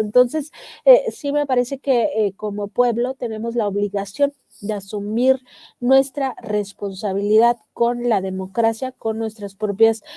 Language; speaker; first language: Spanish; native; Spanish